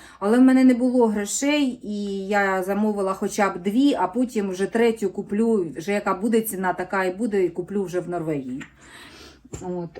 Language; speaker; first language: Ukrainian; native; Ukrainian